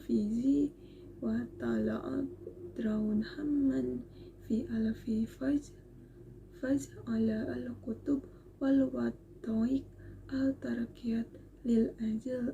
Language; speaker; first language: Arabic; non-native, learner; Indonesian